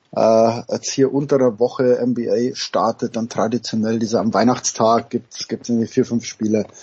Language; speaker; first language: German; native; German